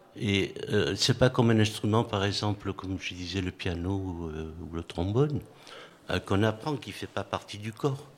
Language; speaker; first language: French; native; French